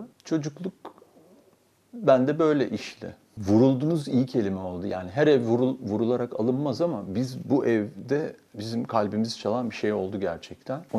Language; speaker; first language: Turkish; native; Turkish